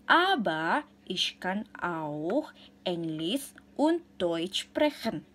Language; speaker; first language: German; non-native, learner; Indonesian